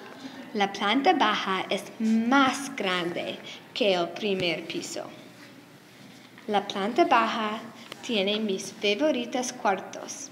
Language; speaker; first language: Spanish; non-native, learner; English